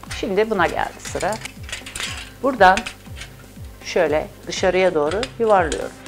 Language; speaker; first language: Turkish; native; Turkish